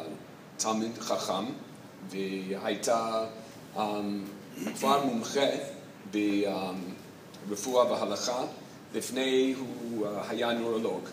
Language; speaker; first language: Hebrew; non-native, fluent; English